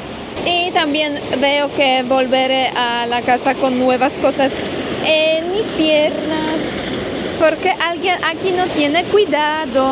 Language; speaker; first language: Spanish; non-native, fluent; Polish